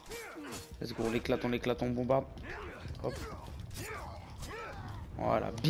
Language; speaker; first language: French; native; French